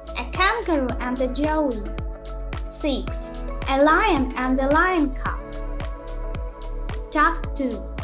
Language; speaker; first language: English; non-native, fluent; Ukrainian